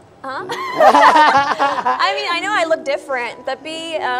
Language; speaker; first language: English; early bilingual, other home language; Indonesian